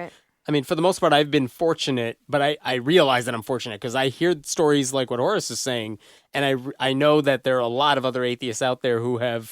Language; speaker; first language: English; native; English